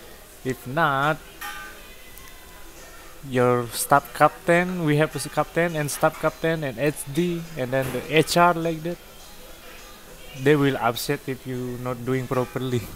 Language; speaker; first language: English; non-native, learner; Indonesian